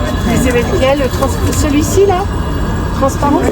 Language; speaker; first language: French; native; French